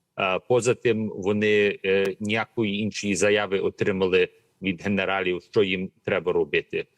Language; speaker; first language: Ukrainian; early bilingual, heritage; Ukrainian